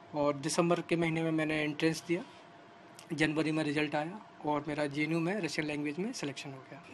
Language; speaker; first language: Hindi; native; Hindi